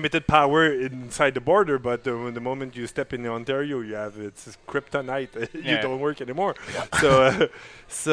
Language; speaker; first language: English; non-native, fluent; French